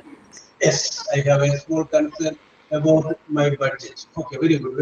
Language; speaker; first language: English; non-native, local second language; Malayalam